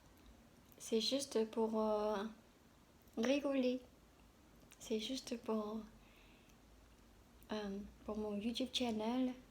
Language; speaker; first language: French; non-native, learner; Korean